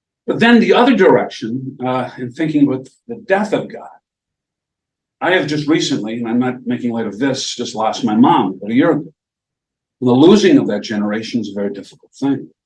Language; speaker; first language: English; native; English